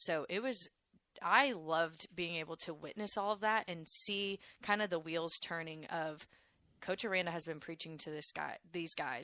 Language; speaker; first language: English; native; English